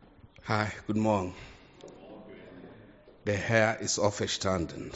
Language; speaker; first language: German; non-native, fluent; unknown